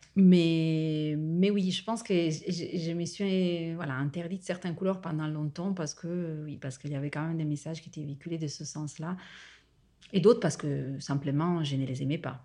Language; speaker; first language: French; non-native, fluent; Italian